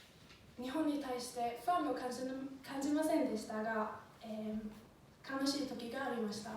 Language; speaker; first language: Japanese; non-native, fluent; Swedish